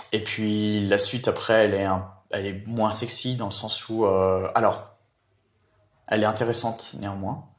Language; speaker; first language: French; native; French